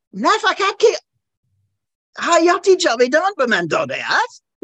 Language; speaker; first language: Persian; non-native, learner; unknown